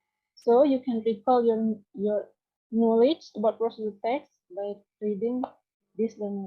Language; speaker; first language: English; non-native, learner; Indonesian